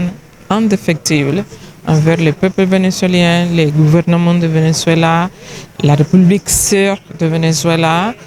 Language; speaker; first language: French; non-native, fluent; Spanish